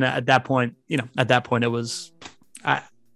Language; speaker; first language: English; early bilingual, other home language; Spanish